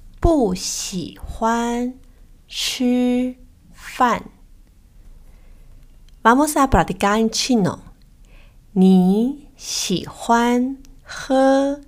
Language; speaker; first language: Spanish; non-native, fluent; Chinese